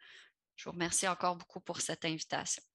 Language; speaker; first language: French; native; French